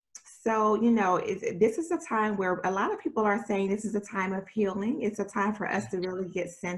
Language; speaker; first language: English; native; English